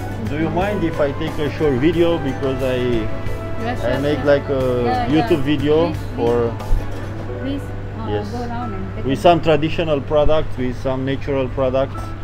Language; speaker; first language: English; non-native, learner; Romanian